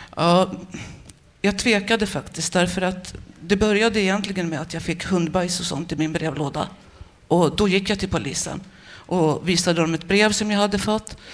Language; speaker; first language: Swedish; native; Swedish